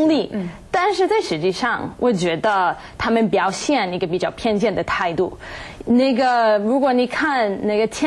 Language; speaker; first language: Chinese; non-native, fluent; English